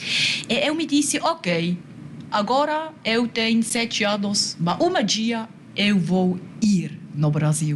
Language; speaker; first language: Portuguese; non-native, learner; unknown